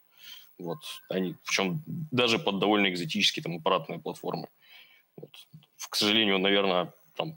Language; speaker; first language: Russian; native; Russian